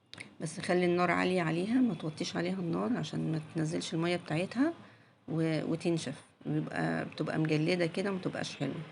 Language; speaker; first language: Arabic; native; Arabic